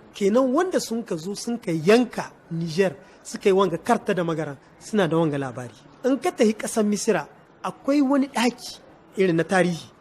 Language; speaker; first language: Hausa; native; Hausa